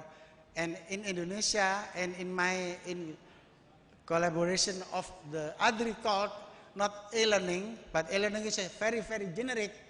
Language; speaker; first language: English; non-native, learner; Indonesian